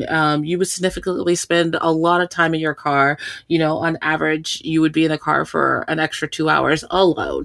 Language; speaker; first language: English; native; English